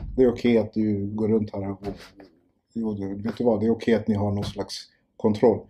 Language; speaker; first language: Swedish; early bilingual, other home language; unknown